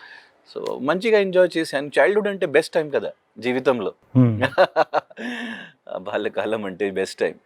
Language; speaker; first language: Telugu; non-native, local second language; Hindi